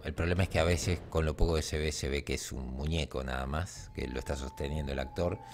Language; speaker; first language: Spanish; native; Spanish